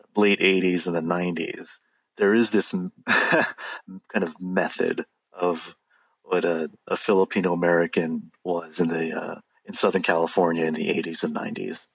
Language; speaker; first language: English; native; English